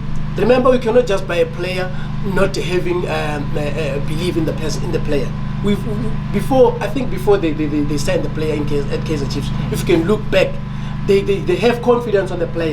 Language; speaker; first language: English; non-native, local second language; Northern Sotho